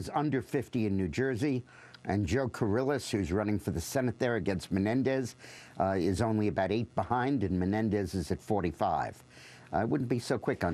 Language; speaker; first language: English; native; English